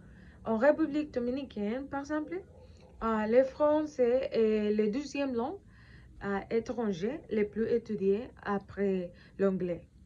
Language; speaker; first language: French; non-native, fluent; Spanish